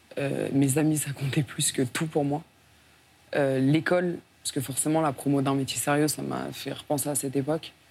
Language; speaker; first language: French; native; French